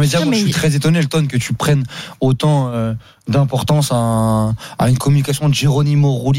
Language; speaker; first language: French; native; French